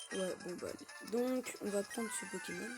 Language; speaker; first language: French; native; French